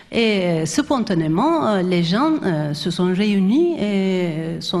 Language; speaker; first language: French; non-native, fluent; Turkish